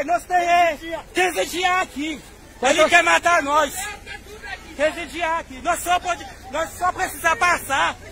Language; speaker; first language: Portuguese; non-native, learner; Haitian Creole